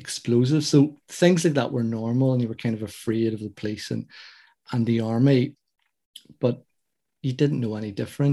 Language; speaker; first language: English; native; English